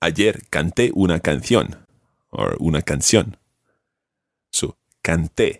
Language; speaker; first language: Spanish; non-native, fluent; English